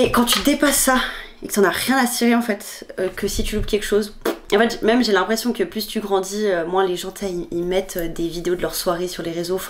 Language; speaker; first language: French; native; French